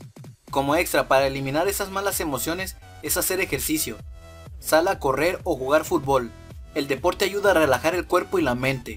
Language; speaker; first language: Spanish; native; Spanish